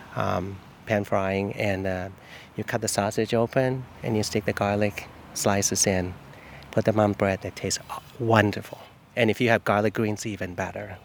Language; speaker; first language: English; non-native, fluent; Chinese